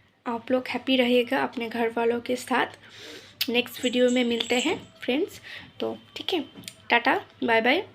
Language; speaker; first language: Hindi; non-native, local second language; Bangla